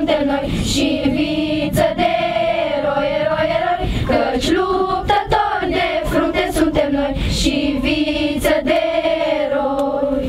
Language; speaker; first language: Romanian; native; Romanian